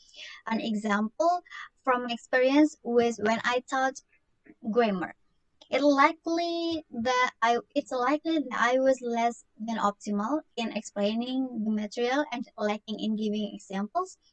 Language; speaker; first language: English; non-native, learner; Indonesian